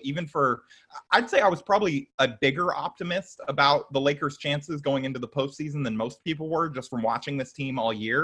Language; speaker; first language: English; native; English